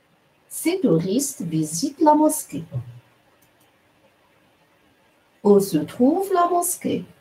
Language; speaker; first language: French; non-native, local second language; Arabic